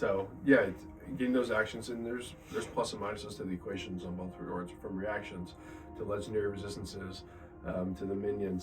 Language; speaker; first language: English; native; English